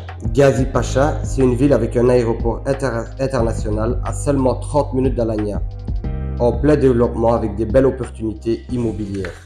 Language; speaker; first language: French; non-native, fluent; Turkish